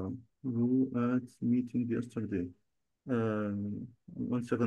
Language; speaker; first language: English; non-native, learner; Arabic